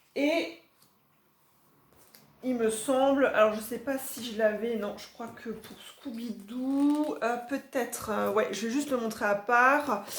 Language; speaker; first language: French; native; French